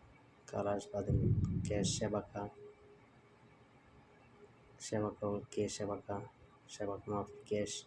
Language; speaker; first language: Arabic; non-native, learner; Bangla